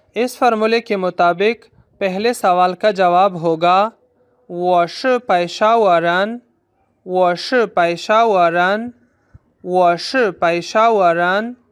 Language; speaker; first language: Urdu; non-native, local second language; Pashto